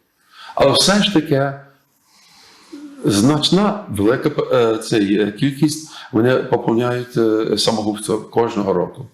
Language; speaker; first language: Ukrainian; native; Ukrainian